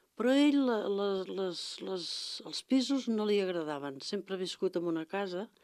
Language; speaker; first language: Catalan; native; Catalan